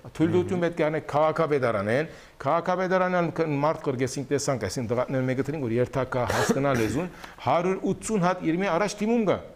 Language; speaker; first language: Armenian; early bilingual, heritage; Armenian